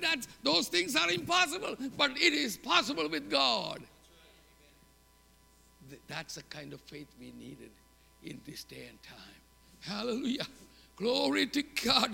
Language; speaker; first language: English; non-native, local second language; Malayalam